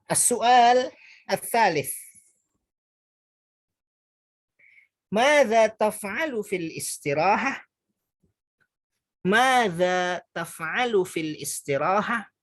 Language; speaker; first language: Arabic; non-native, fluent; Indonesian